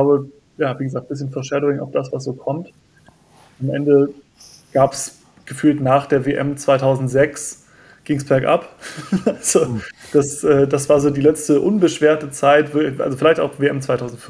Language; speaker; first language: German; native; German